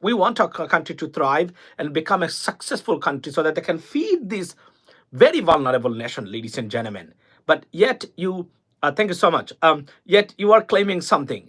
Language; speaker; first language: English; non-native, local second language; Bangla